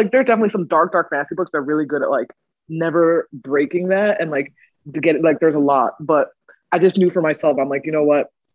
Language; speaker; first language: English; native; English